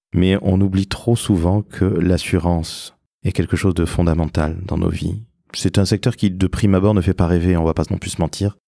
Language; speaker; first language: French; native; French